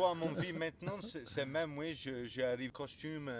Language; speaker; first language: French; non-native, learner; English